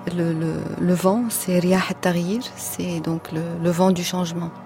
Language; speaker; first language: French; non-native, fluent; Arabic